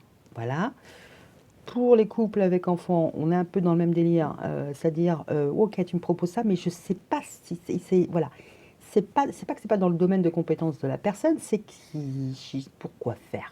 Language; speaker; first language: French; native; French